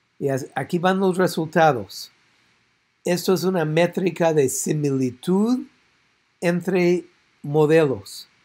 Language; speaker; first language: Spanish; non-native, fluent; English